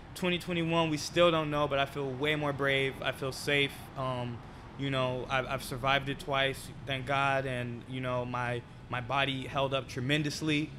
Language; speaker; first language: English; native; English